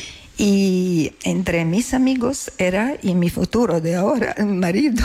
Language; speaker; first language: Spanish; non-native, learner; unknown